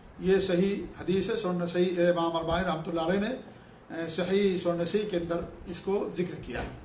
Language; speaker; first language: Urdu; native; Urdu